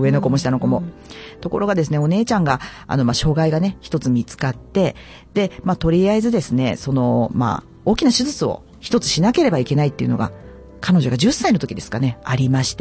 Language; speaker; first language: Japanese; native; Japanese